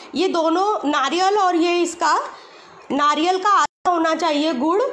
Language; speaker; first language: Hindi; native; Hindi